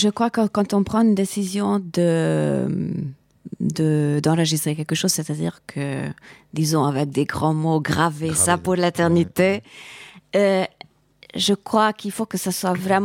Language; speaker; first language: French; non-native, fluent; Hungarian